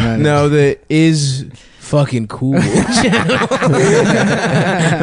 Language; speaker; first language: English; native; English